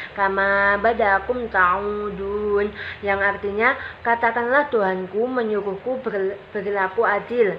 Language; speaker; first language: Indonesian; native; Indonesian